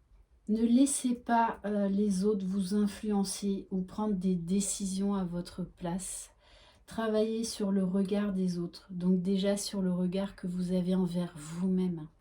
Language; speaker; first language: French; native; French